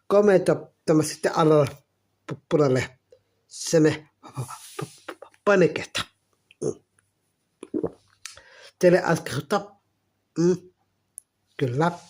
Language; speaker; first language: Finnish; non-native, learner; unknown